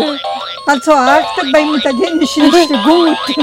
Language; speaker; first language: German; non-native, learner; Italian